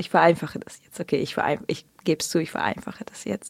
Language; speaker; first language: German; early bilingual, other home language; Russian